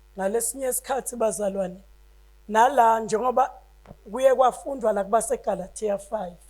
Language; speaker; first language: Zulu; non-native, local second language; Swati